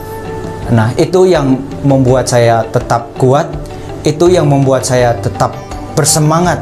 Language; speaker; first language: Indonesian; non-native, local second language; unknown